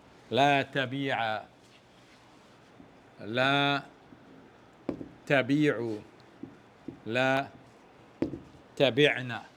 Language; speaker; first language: Arabic; non-native, fluent; English